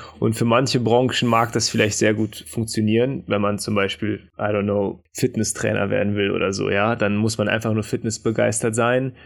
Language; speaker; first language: German; native; German